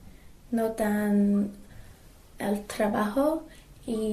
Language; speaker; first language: Spanish; non-native, learner; English